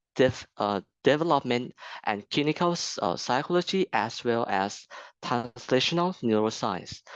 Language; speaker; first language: English; non-native, fluent; Thai